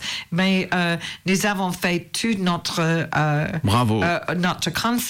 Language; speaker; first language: French; non-native, learner; English